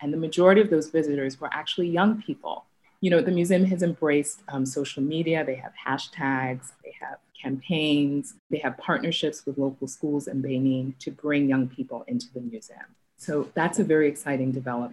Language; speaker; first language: English; non-native, local second language; Yoruba